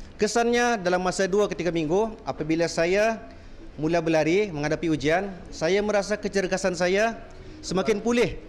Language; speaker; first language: Malay; native; Malay